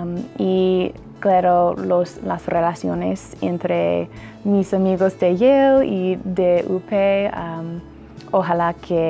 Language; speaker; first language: Spanish; non-native, fluent; English